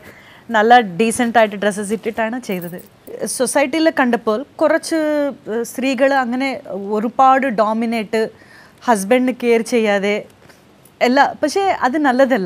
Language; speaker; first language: Malayalam; non-native, fluent; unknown